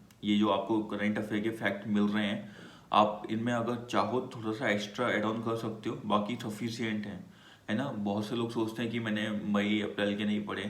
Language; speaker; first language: Hindi; native; Hindi